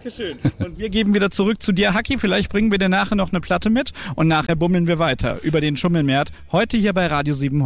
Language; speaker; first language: German; native; German